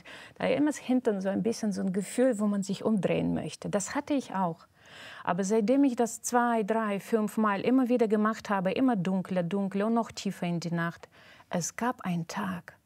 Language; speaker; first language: German; non-native, fluent; Russian